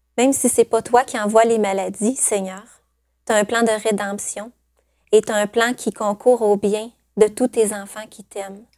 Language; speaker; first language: French; native; French